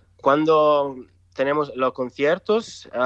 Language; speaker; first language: Spanish; non-native, local second language; Italian